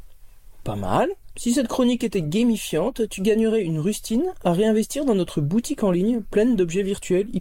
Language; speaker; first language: French; native; French